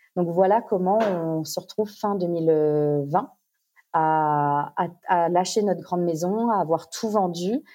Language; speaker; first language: French; native; French